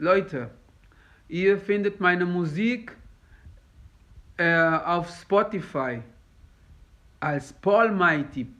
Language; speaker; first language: German; non-native, fluent; Kabuverdianu